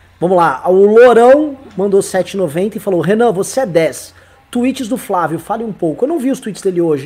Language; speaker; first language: Portuguese; native; Portuguese